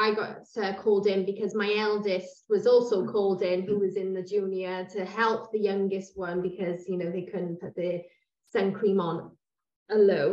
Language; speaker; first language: English; native; English